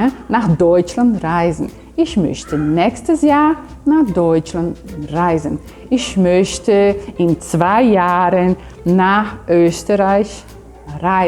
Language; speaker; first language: German; non-native, fluent; Portuguese